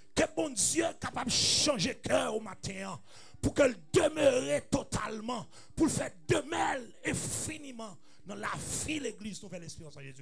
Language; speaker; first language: French; non-native, local second language; Haitian Creole